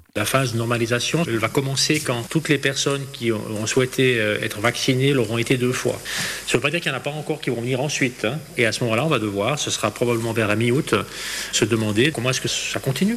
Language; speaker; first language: French; native; French